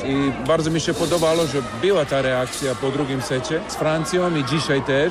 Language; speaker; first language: Polish; non-native, fluent; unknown